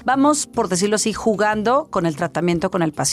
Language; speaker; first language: Spanish; native; Spanish